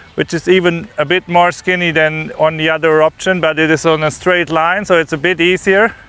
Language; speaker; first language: English; non-native, fluent; German